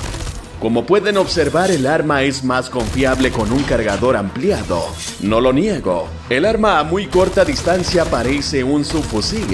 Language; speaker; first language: Spanish; native; Spanish